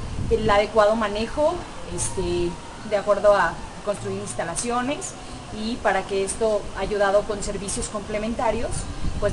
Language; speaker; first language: Spanish; native; Spanish